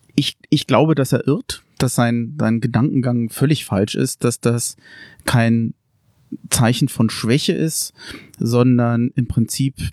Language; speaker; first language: German; native; German